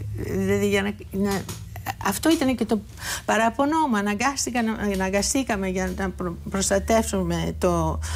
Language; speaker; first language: Greek; native; Greek